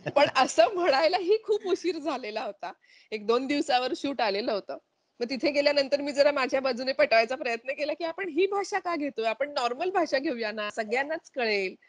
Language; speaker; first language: Marathi; native; Marathi